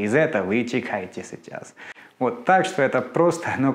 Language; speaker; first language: Russian; non-native, fluent; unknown